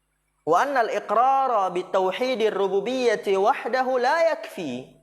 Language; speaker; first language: Arabic; non-native, fluent; Indonesian